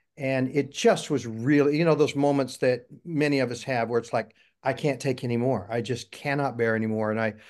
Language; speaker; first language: English; native; English